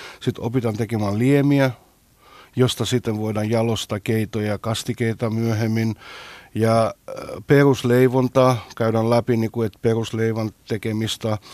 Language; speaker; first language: Finnish; non-native, fluent; Greek